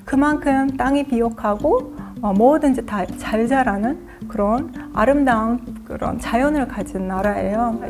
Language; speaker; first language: Korean; non-native, fluent; Azerbaijani